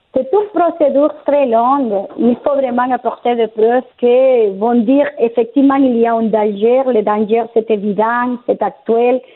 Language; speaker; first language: French; non-native, fluent; Spanish